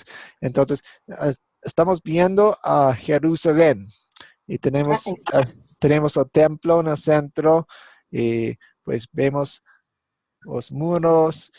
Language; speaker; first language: Spanish; non-native, fluent; English